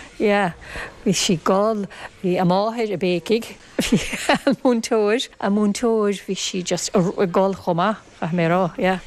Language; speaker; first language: Irish; native; Irish